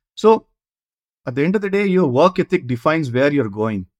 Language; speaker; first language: English; non-native, local second language; Kannada